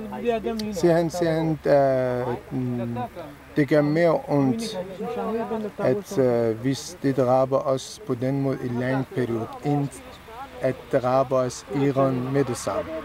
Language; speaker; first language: Danish; non-native, fluent; Persian